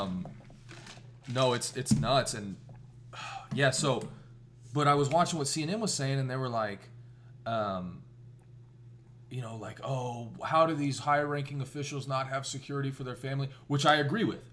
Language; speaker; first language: English; native; English